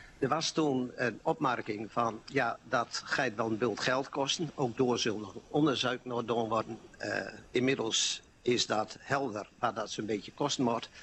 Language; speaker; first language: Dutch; non-native, local second language; Low German